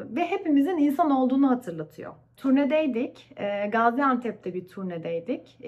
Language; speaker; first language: Turkish; native; Turkish